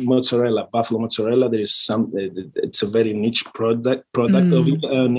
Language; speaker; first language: English; non-native, fluent; Italian